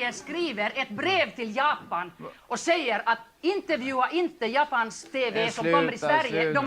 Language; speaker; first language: Swedish; non-native, local second language; Finnish